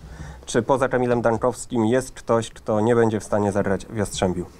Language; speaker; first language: Polish; native; Polish